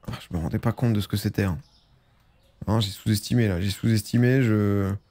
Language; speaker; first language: French; native; French